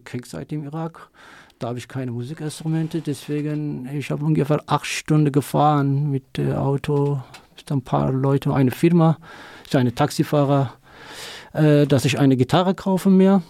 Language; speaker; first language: German; non-native, learner; Kurdish